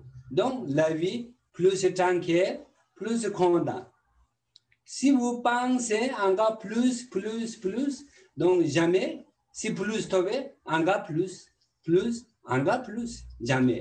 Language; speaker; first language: French; non-native, learner; Tibetan